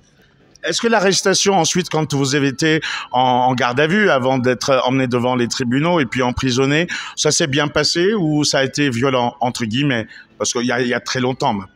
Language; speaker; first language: French; native; French